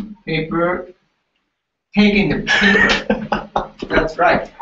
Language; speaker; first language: English; non-native, learner; Japanese